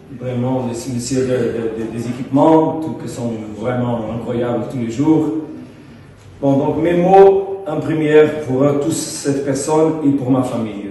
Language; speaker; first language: French; non-native, fluent; Portuguese